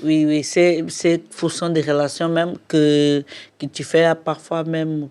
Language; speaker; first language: French; non-native, learner; Portuguese